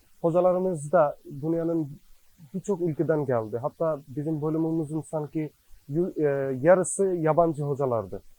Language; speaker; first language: Turkish; non-native, fluent; Bangla